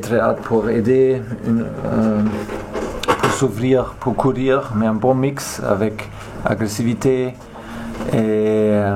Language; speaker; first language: French; non-native, learner; German